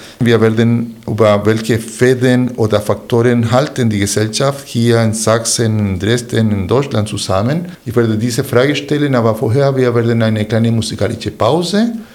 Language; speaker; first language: German; non-native, fluent; Spanish